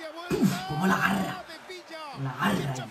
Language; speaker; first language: Spanish; native; Spanish